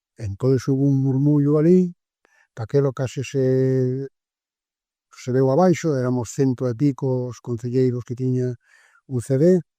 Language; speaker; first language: Galician; native; Galician